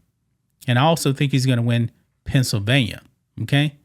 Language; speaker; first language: English; native; English